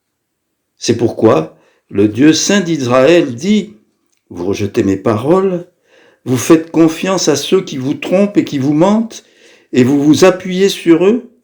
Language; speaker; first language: French; native; French